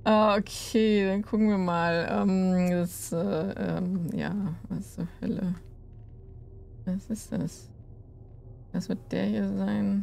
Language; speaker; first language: German; native; German